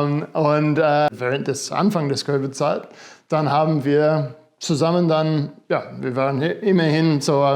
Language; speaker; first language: German; non-native, fluent; English